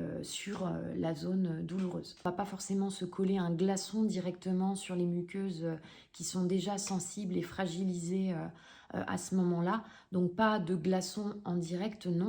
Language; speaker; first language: French; native; French